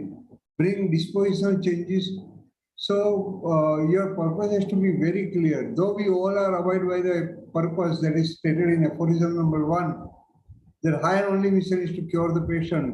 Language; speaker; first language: English; non-native, local second language; Hindi